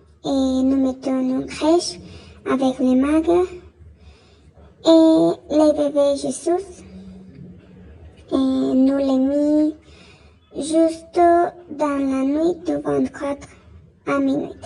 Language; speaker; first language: French; non-native, learner; Spanish